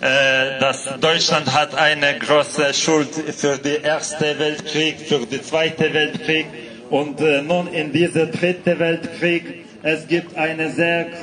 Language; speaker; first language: German; non-native, fluent; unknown